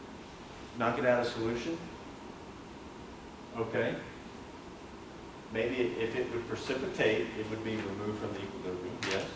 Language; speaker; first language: English; native; English